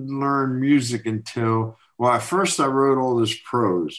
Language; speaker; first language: English; native; English